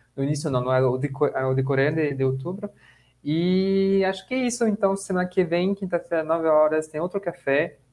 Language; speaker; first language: Portuguese; non-native, fluent; French